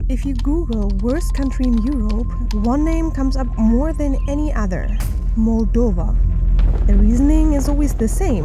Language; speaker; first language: English; non-native, fluent; German